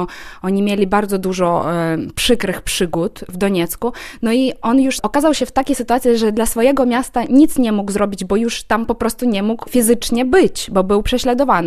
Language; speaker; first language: Polish; non-native, fluent; Ukrainian